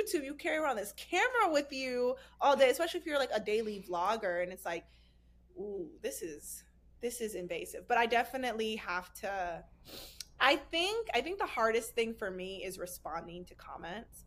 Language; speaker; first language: English; native; English